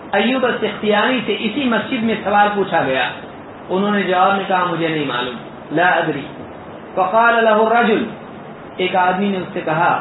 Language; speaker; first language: Urdu; native; Urdu